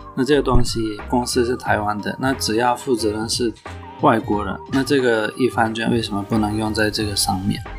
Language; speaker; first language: Chinese; non-native, fluent; Turkish